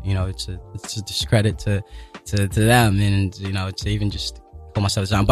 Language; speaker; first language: English; non-native, local second language; Yoruba